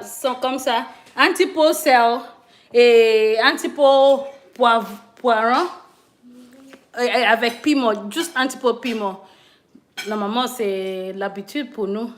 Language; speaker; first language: French; non-native, learner; English